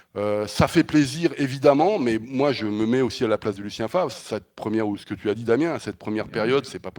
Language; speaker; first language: French; native; French